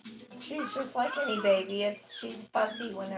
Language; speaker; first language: English; native; English